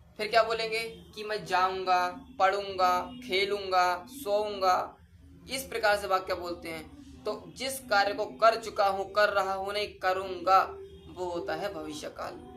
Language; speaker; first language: Hindi; native; Hindi